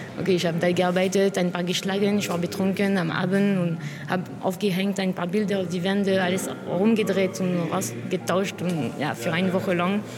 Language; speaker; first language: German; non-native, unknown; French